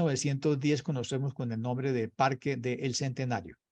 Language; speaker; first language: Spanish; native; Spanish